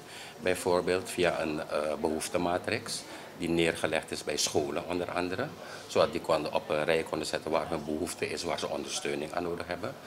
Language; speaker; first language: Dutch; native; Dutch